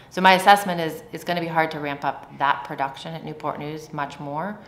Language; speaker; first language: English; native; English